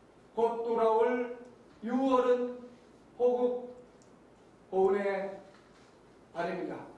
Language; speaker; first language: Korean; native; Korean